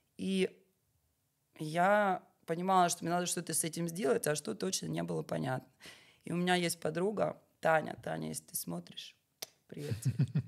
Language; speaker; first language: Russian; native; Russian